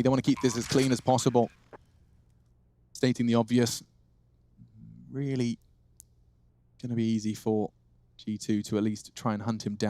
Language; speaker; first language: English; native; English